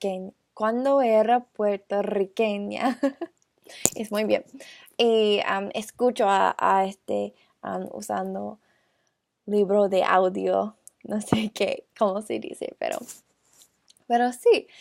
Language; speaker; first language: Spanish; non-native, learner; English